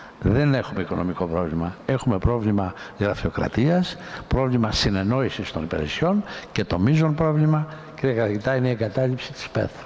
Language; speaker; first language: Greek; native; Greek